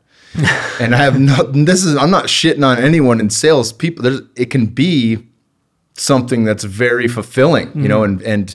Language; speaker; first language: English; native; English